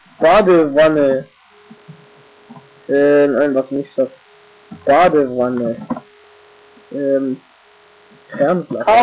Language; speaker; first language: German; native; German